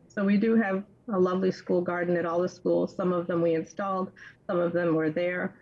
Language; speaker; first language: English; native; English